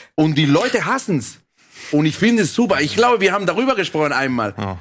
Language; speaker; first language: German; non-native, fluent; Spanish